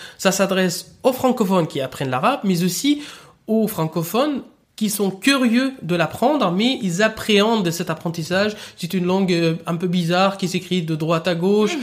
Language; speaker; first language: French; non-native, fluent; Arabic